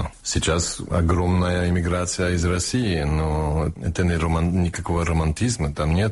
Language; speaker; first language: Russian; early bilingual, heritage; Russian